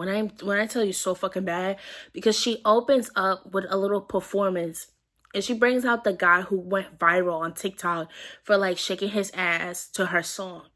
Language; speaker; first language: English; native; English